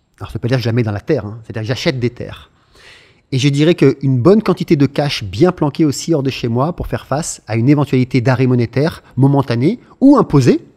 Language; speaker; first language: French; native; French